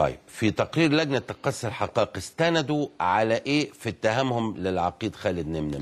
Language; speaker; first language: Arabic; native; Arabic